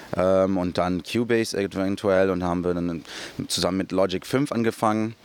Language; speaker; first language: German; early bilingual, other home language; Portuguese